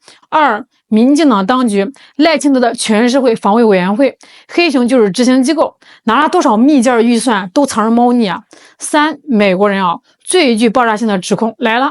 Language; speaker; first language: Chinese; native; Chinese